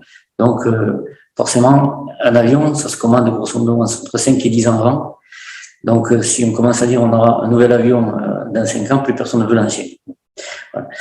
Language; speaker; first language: French; native; French